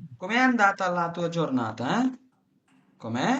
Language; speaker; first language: Italian; non-native, fluent; Bangla